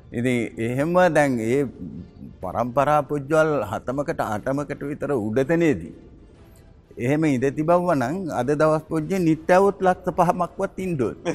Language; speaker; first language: Sinhala; native; Sinhala